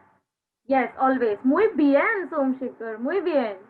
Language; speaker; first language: Spanish; non-native, fluent; Hindi